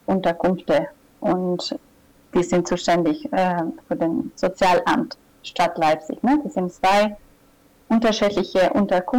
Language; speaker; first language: German; non-native, fluent; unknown